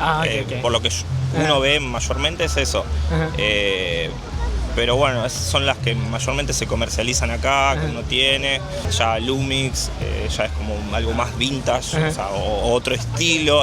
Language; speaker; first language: Spanish; native; Spanish